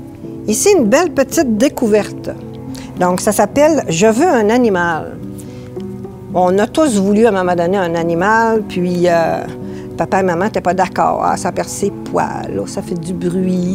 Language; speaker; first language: French; native; French